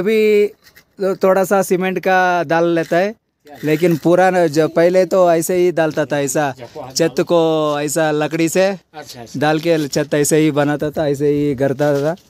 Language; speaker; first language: Hindi; non-native, local second language; Kannada